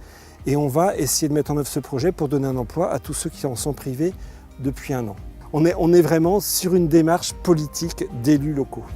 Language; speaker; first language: French; native; French